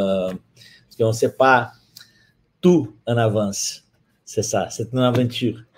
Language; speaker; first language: French; non-native, fluent; Portuguese